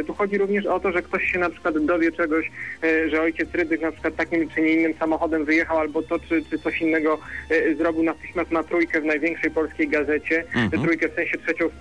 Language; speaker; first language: Polish; native; Polish